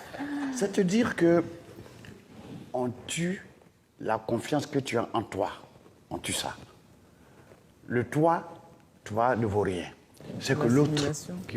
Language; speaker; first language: French; non-native, local second language; Dyula